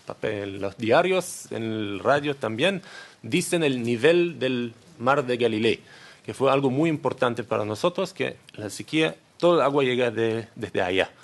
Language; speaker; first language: Spanish; non-native, learner; Hebrew